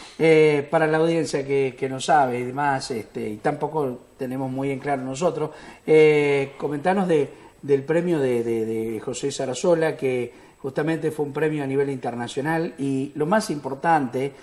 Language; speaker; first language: Spanish; native; Spanish